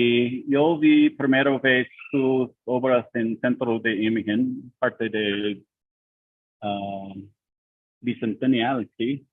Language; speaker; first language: Spanish; non-native, learner; English